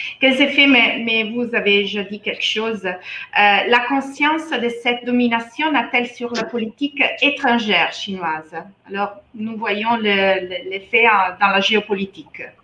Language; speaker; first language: French; non-native, fluent; Italian